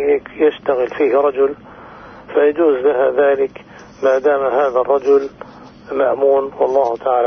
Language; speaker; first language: Arabic; native; Arabic